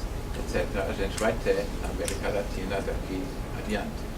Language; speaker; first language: Portuguese; non-native, fluent; German